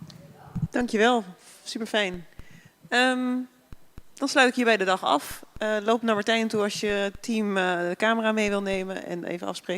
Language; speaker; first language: Dutch; native; Dutch